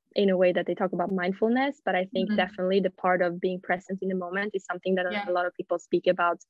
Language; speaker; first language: English; non-native, fluent; Swedish